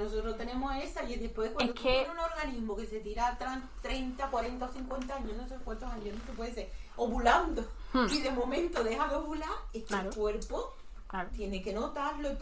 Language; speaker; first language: Spanish; native; Spanish